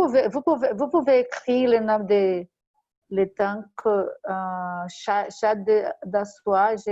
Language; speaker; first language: French; non-native, learner; Portuguese